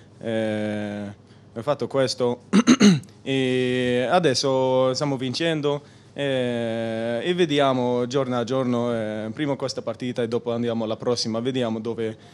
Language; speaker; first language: Italian; non-native, learner; Spanish